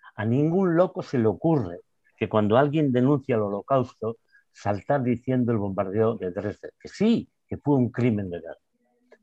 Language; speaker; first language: Spanish; non-native, local second language; Basque